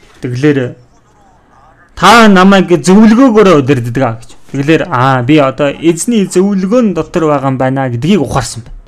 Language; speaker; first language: Mongolian; non-native, fluent; Korean